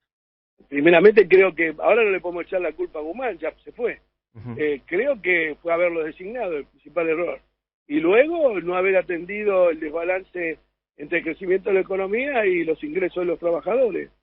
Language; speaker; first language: Spanish; native; Spanish